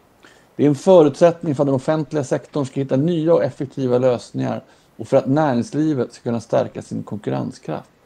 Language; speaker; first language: Swedish; native; Swedish